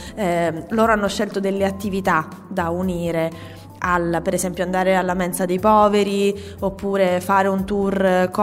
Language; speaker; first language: Italian; native; Italian